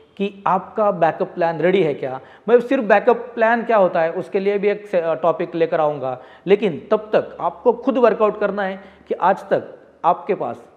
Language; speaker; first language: Hindi; non-native, local second language; Marathi